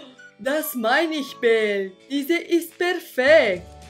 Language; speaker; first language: German; non-native, fluent; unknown